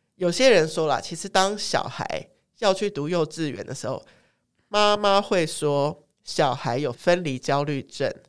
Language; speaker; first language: Chinese; native; Chinese